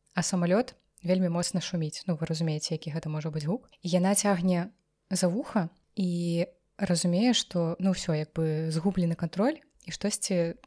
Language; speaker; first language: Belarusian; non-native, local second language; Russian